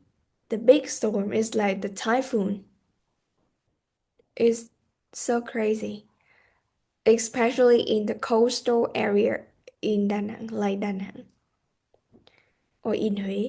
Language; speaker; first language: English; non-native, fluent; Vietnamese